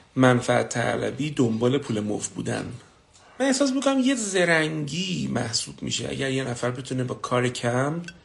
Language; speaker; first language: Persian; native; Persian